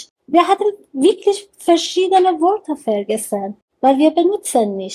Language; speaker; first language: German; non-native, learner; Persian